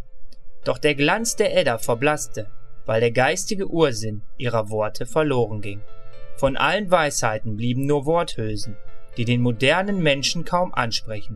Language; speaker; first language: German; native; German